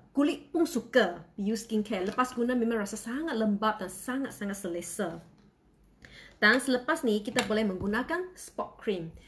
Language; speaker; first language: Malay; non-native, local second language; Chinese